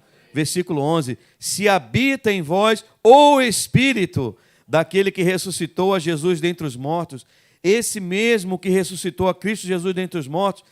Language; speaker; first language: Portuguese; native; Portuguese